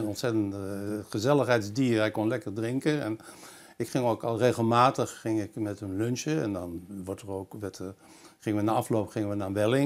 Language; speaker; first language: Dutch; native; Dutch